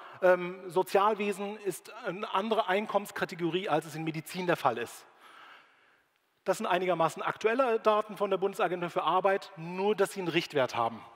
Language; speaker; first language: German; native; German